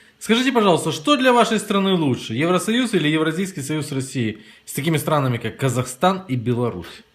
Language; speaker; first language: Russian; native; Russian